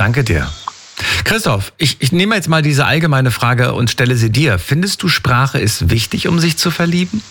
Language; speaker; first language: German; native; German